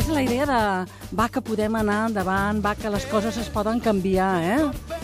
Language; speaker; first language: Catalan; native; Catalan